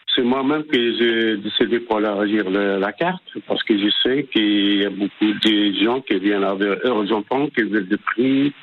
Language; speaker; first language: French; non-native, local second language; Arabic